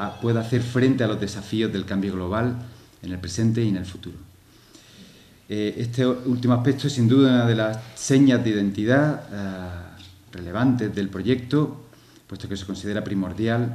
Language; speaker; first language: Spanish; native; Spanish